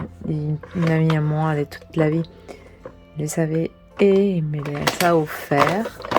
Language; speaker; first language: French; non-native, learner; Spanish